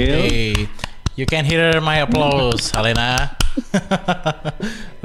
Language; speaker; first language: English; non-native, fluent; Indonesian